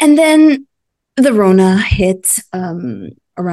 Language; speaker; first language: English; native; English